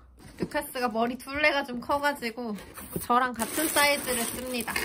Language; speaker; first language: Korean; native; Korean